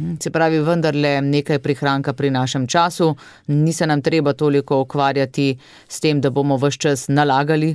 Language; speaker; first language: Slovenian; native; Slovenian